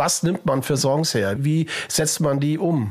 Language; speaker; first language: German; native; German